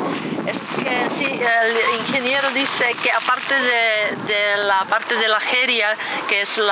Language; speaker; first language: Spanish; non-native, fluent; Czech